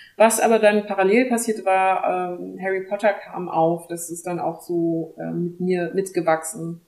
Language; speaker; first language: German; early bilingual, other home language; French